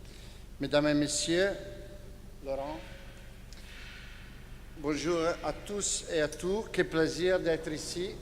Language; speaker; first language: French; non-native, fluent; Italian